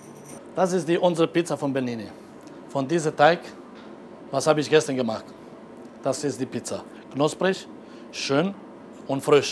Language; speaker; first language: German; non-native, learner; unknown